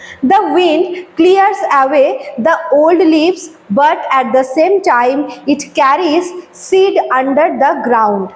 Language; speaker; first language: English; non-native, local second language; Bangla